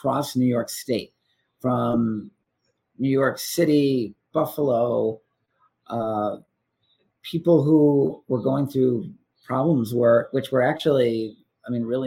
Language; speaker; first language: English; native; English